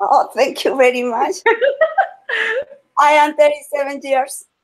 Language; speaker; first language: English; non-native, learner; Spanish